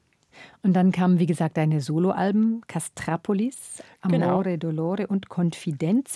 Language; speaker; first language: German; native; German